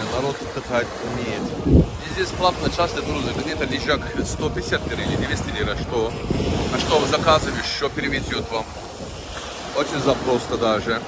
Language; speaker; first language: Russian; non-native, learner; Turkish